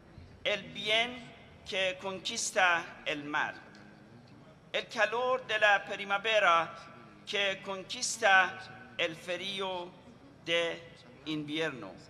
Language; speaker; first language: Spanish; non-native, fluent; Persian